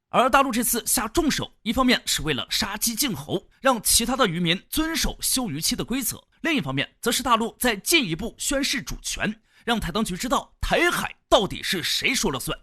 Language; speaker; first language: Chinese; native; Chinese